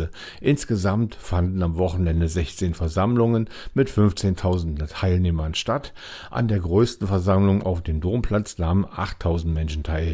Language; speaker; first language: German; native; German